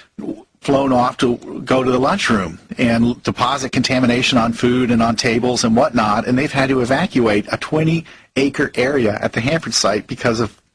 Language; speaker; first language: English; native; English